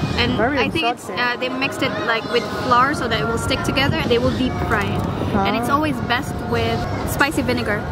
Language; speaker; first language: English; non-native, local second language; Hiligaynon